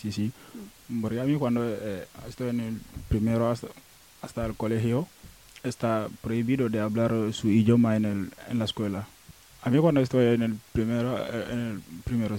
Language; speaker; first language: Spanish; non-native, local second language; Wolof